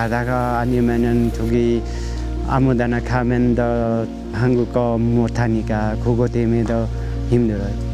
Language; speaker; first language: Korean; non-native, learner; Nepali